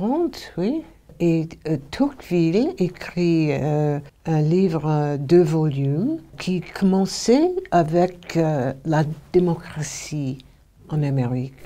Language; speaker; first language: French; non-native, fluent; English